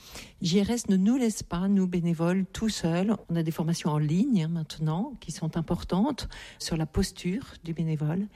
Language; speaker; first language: French; native; French